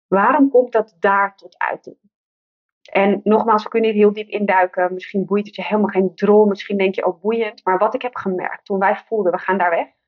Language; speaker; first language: Dutch; native; Dutch